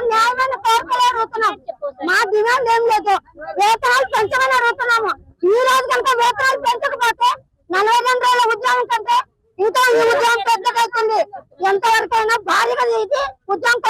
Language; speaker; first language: Telugu; native; Telugu